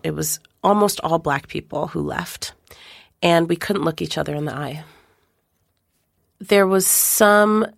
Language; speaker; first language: English; native; English